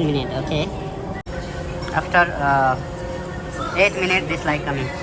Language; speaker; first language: English; non-native, learner; Nepali